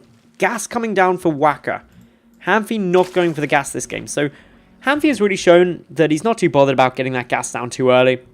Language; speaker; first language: English; native; English